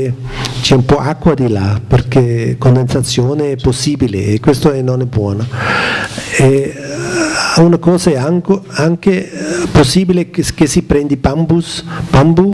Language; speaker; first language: Italian; non-native, learner; German